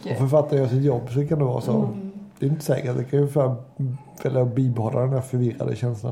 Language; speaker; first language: Swedish; native; Swedish